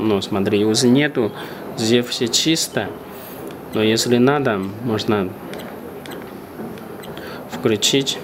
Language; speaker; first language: Russian; non-native, learner; Chinese